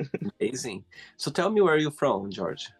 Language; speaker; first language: English; non-native, fluent; Portuguese